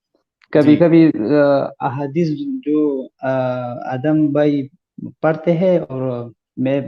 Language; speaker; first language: Hindi; non-native, learner; Pashto